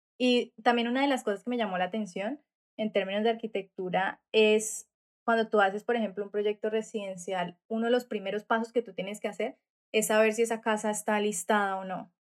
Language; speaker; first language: Spanish; native; Spanish